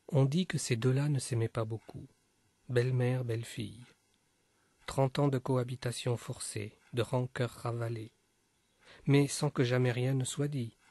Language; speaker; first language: French; native; French